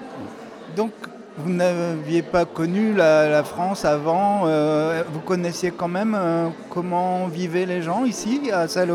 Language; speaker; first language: French; native; French